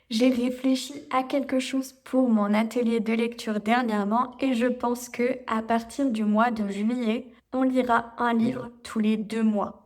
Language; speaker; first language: French; native; French